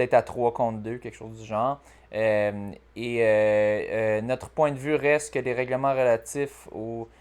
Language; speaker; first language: French; native; French